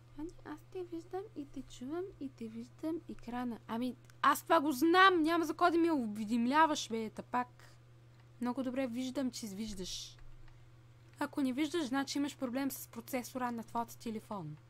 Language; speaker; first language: Bulgarian; native; Bulgarian